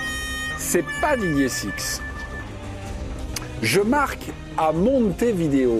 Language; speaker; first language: French; native; French